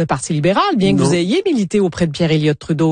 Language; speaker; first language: French; native; French